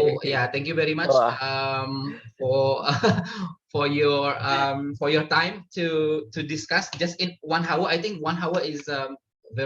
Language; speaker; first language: English; non-native, learner; Indonesian